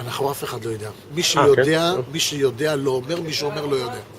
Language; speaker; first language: Hebrew; native; Hebrew